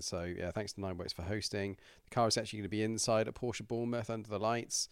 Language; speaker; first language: English; native; English